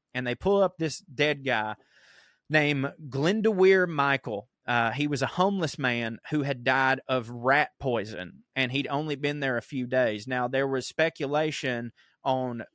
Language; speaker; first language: English; native; English